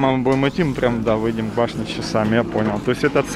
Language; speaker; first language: Russian; native; Russian